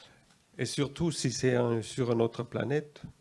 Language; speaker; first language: French; non-native, fluent; German